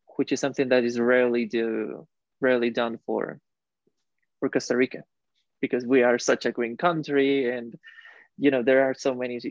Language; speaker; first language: English; non-native, fluent; Spanish